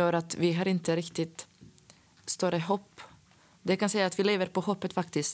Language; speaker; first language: Swedish; non-native, fluent; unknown